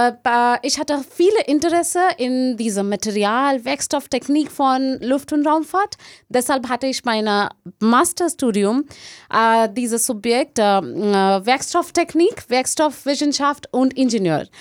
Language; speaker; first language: German; non-native, learner; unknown